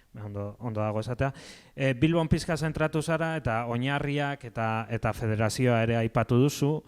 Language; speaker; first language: Basque; native; Basque